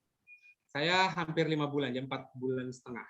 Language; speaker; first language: Indonesian; native; Indonesian